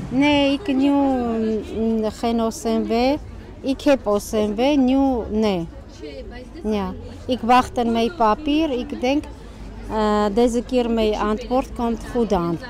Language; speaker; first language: Dutch; non-native, learner; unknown